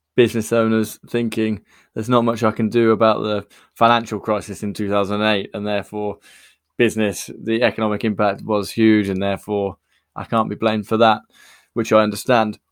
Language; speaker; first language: English; native; English